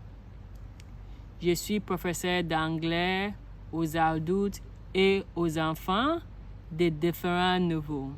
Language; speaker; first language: French; non-native, learner; Akan